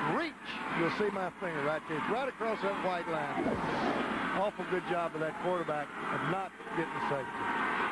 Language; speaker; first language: English; native; English